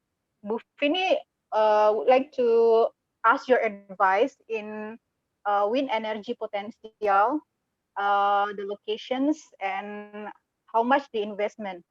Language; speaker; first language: English; non-native, local second language; Indonesian